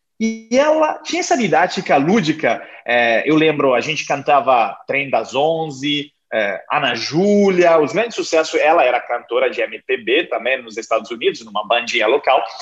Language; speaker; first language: Portuguese; non-native, fluent; Italian